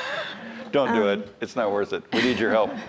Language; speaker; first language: English; native; English